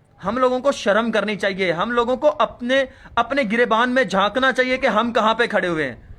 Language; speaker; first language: Urdu; non-native, local second language; Punjabi